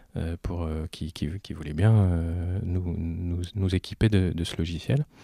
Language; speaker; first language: French; native; French